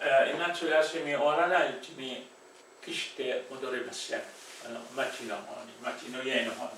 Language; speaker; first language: Japanese; non-native, fluent; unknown